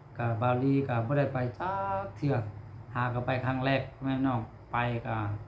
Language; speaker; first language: Lao; non-native, local second language; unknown